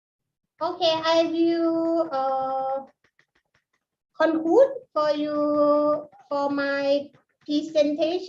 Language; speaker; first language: English; non-native, learner; Thai